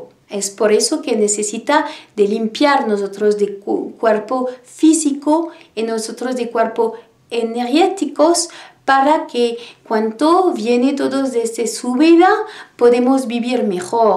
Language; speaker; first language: Spanish; non-native, learner; French